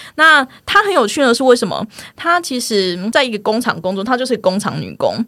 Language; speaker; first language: Chinese; non-native, local second language; Min Nan Chinese